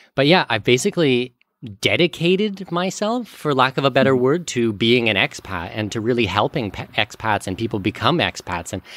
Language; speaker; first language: English; native; English